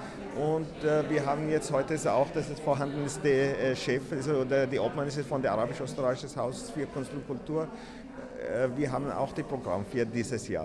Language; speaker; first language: German; non-native, fluent; Arabic